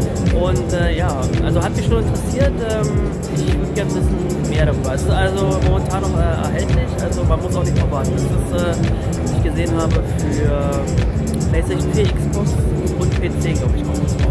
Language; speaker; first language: German; native; German